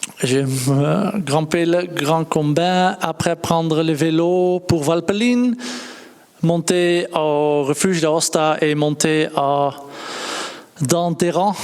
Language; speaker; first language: French; non-native, learner; Dutch